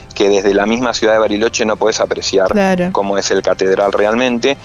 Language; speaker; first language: Spanish; native; Spanish